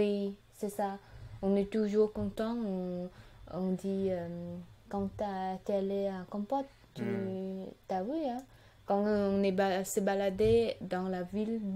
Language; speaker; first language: French; non-native, learner; Khmer